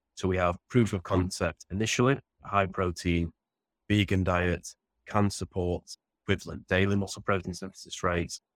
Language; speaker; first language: English; native; English